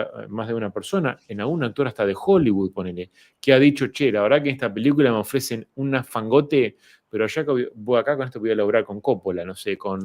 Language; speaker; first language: Spanish; native; Spanish